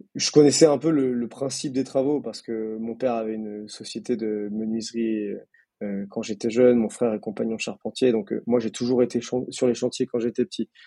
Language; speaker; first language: French; native; French